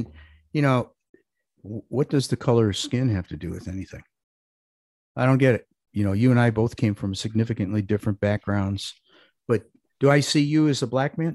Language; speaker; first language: English; native; English